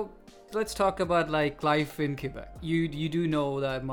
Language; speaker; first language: English; non-native, local second language; Malayalam